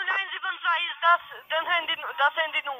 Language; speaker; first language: German; non-native, learner; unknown